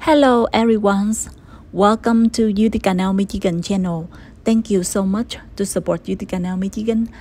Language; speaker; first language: English; non-native, learner; Vietnamese